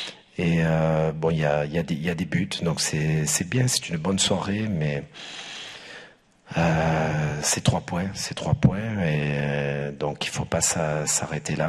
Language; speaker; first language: French; native; French